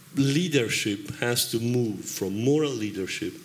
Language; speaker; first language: English; non-native, fluent; Italian